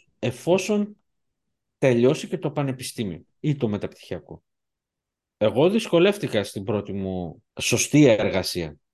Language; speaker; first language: Greek; early bilingual, heritage; Greek